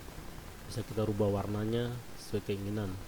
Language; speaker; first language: Indonesian; native; Indonesian